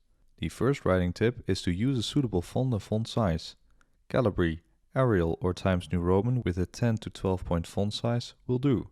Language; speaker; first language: English; non-native, fluent; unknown